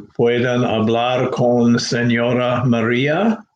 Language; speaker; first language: Spanish; non-native, learner; English